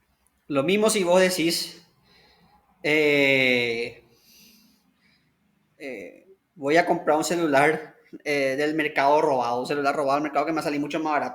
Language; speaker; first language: Spanish; native; Spanish